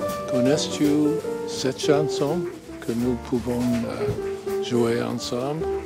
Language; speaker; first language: French; non-native, fluent; English